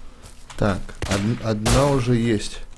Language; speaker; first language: Russian; native; Russian